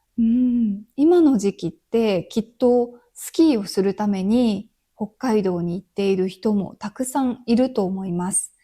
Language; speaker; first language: Japanese; native; Japanese